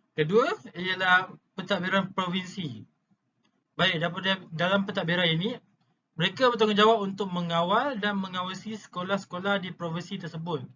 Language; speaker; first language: Malay; native; Malay